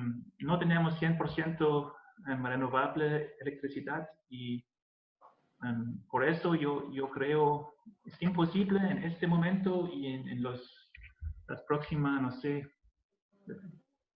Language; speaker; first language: Spanish; non-native, learner; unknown